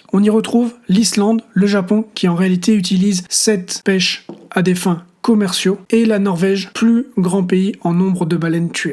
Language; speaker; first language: French; native; French